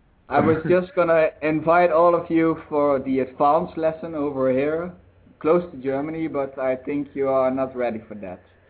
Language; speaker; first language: English; non-native, fluent; Dutch